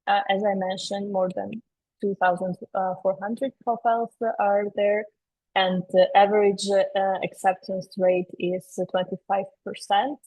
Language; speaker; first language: English; non-native, fluent; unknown